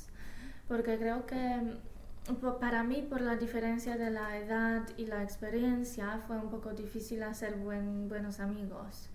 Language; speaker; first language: Spanish; non-native, fluent; Polish